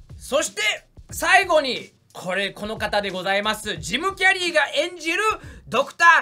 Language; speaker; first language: Japanese; non-native, fluent; English